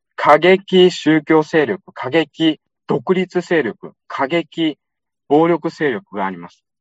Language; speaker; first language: Japanese; non-native, fluent; Uyghur